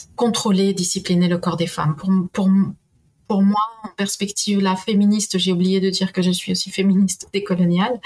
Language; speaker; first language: French; non-native, fluent; Spanish